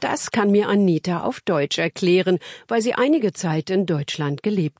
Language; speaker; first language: German; native; German